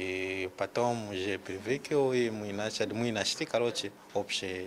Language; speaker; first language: Russian; non-native, learner; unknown